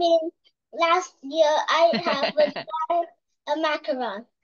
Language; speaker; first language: English; non-native, learner; Vietnamese